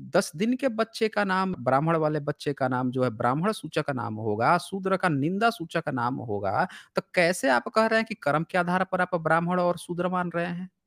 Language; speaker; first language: Hindi; native; Hindi